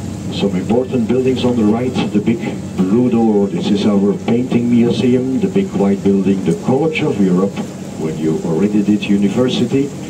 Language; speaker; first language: English; non-native, fluent; Dutch